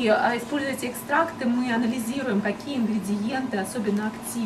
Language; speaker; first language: Russian; native; Russian